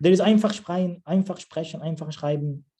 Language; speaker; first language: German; non-native, fluent; Arabic